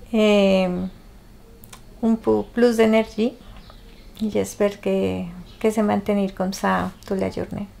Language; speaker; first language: French; non-native, learner; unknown